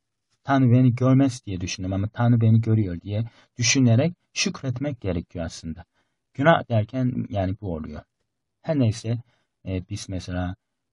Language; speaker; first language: Turkish; non-native, fluent; Korean